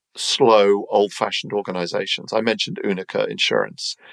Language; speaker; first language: English; native; English